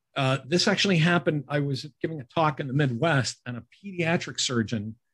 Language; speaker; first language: English; native; English